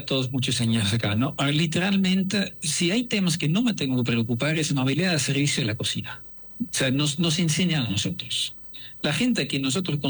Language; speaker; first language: Spanish; non-native, fluent; Dutch